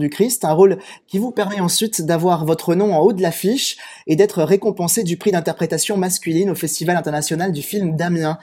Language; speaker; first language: French; native; French